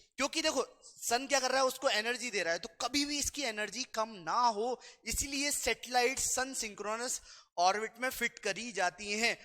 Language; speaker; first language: Hindi; native; Hindi